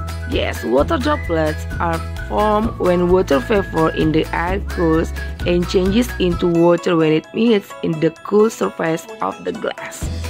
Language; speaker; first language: English; non-native, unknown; Indonesian